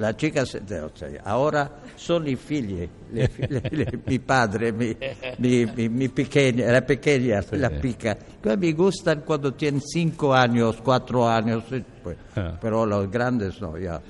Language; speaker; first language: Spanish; non-native, learner; Arabic